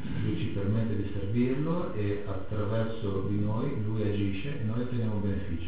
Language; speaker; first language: Italian; native; Italian